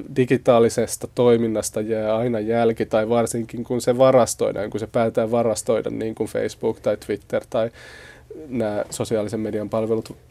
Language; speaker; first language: Finnish; native; Finnish